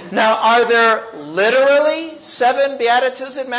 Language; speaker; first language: English; native; English